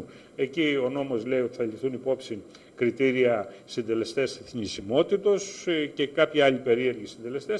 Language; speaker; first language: Greek; native; Greek